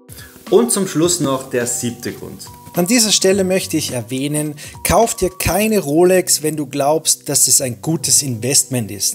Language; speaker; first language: German; native; German